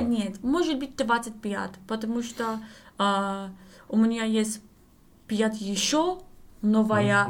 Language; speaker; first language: Russian; non-native, learner; English